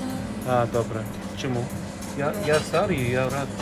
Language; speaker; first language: Ukrainian; non-native, learner; English